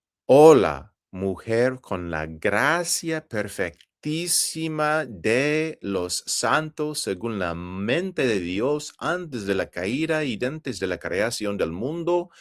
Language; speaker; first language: Spanish; non-native, fluent; English